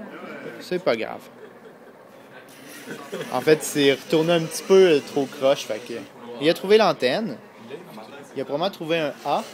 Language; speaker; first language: French; native; French